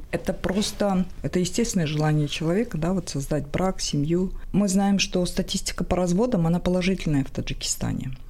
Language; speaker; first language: Russian; non-native, local second language; Tajik